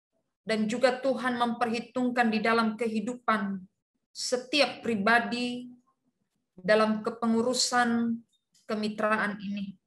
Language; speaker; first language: Indonesian; native; Indonesian